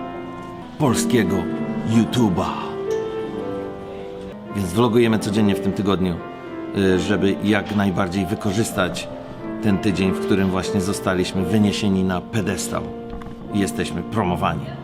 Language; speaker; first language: Polish; native; Polish